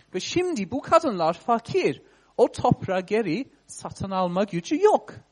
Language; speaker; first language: Turkish; non-native, fluent; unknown